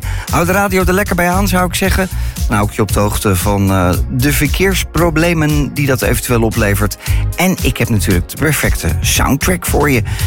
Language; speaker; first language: Dutch; native; Dutch